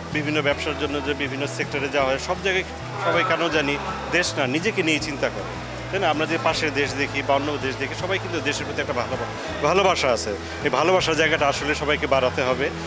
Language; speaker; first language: Bangla; native; Bangla